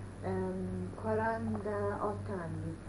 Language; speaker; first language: Italian; early bilingual, heritage; Italian